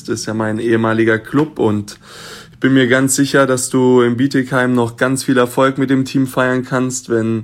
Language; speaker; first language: German; native; German